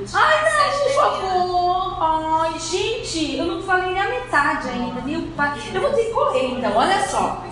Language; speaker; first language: Portuguese; native; Portuguese